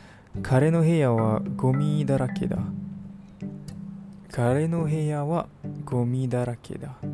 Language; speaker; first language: Japanese; non-native, learner; English